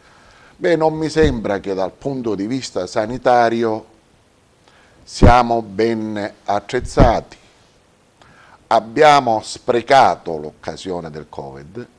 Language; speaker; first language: Italian; native; Italian